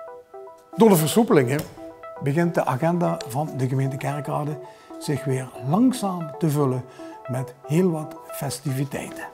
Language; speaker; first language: Dutch; native; Dutch